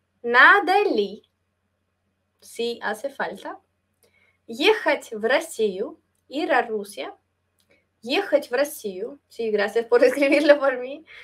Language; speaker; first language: Spanish; non-native, fluent; Russian